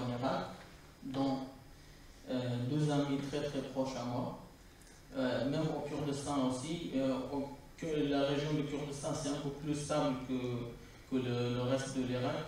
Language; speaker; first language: French; non-native, fluent; Kurdish